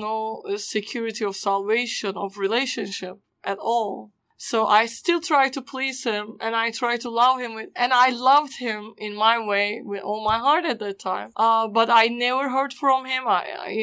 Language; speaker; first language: English; non-native, fluent; Turkish